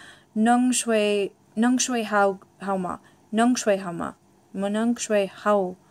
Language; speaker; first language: Chinese; non-native, learner; English